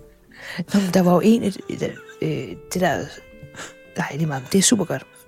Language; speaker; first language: Danish; native; Danish